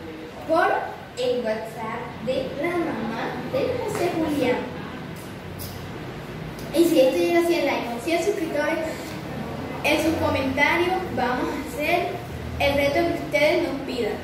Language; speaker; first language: Spanish; native; Spanish